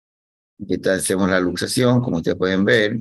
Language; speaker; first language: Spanish; native; Spanish